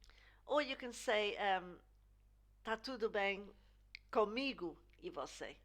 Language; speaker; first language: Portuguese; non-native, fluent; English